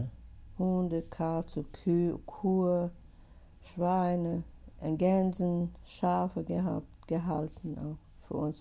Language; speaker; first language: German; non-native, learner; Russian